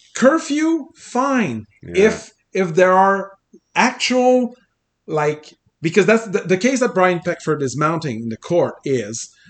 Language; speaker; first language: English; non-native, fluent; French